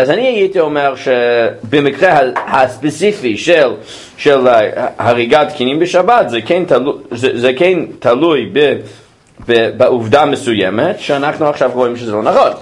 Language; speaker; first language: Hebrew; non-native, fluent; English